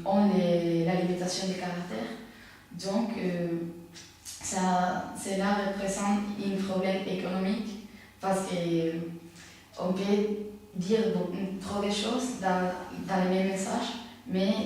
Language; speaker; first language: French; non-native, fluent; Spanish